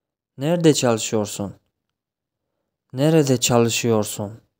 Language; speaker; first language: Turkish; non-native, fluent; Tajik